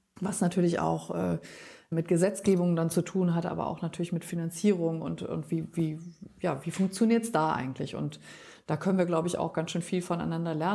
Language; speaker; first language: German; native; German